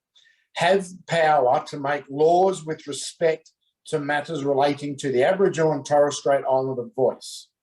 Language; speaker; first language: English; native; English